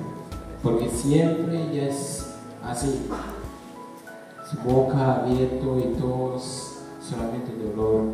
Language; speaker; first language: Spanish; non-native, learner; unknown